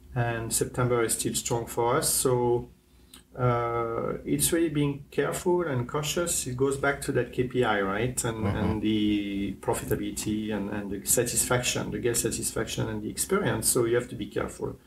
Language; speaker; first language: English; non-native, fluent; French